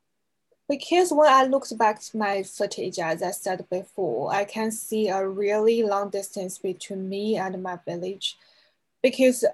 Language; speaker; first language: English; non-native, fluent; Chinese